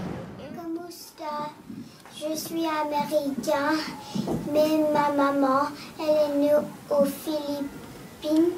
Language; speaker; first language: French; non-native, fluent; English